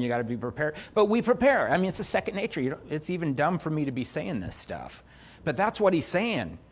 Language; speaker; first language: English; native; English